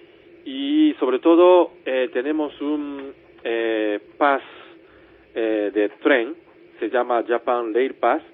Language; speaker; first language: Spanish; non-native, fluent; Japanese